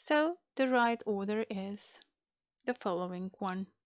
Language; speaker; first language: English; non-native, fluent; Macedonian